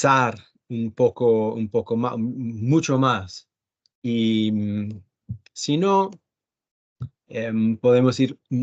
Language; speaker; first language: Spanish; early bilingual, heritage; Spanish